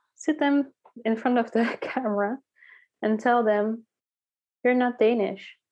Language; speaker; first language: English; early bilingual, heritage; Dutch